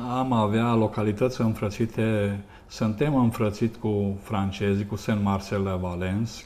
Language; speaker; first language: Romanian; non-native, local second language; Hungarian